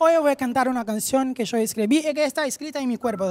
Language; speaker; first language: Spanish; non-native, fluent; Portuguese